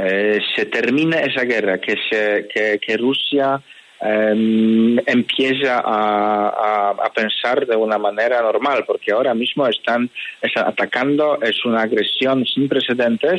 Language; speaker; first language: Spanish; non-native, fluent; Polish